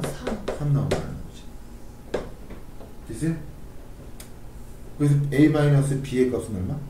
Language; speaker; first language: Korean; native; Korean